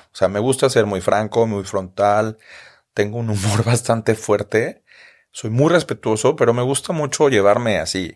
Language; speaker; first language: Spanish; native; Spanish